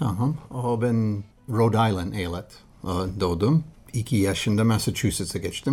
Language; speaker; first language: Turkish; non-native, learner; English